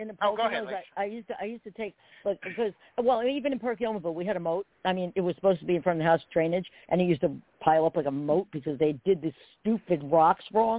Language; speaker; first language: English; native; English